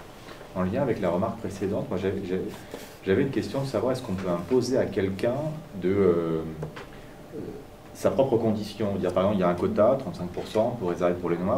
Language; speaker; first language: French; native; French